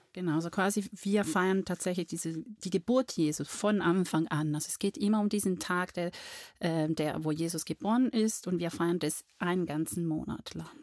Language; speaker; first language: German; non-native, fluent; Portuguese